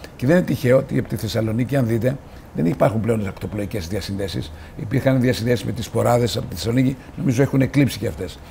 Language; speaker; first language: Greek; native; Greek